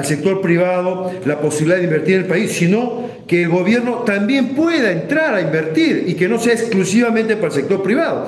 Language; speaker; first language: Spanish; native; Spanish